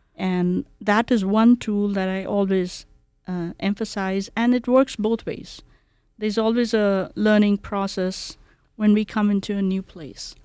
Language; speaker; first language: English; non-native, local second language; Bangla